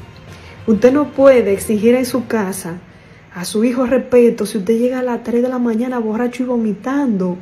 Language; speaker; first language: Spanish; native; Spanish